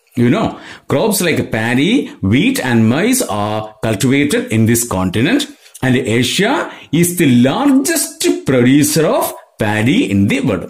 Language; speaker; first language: English; non-native, local second language; Malayalam